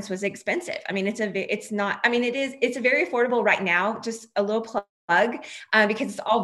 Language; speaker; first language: English; native; English